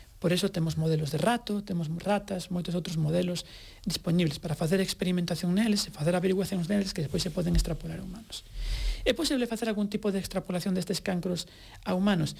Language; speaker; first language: Galician; native; Galician